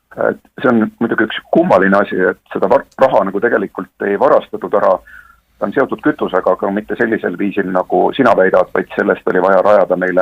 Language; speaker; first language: Estonian; native; Estonian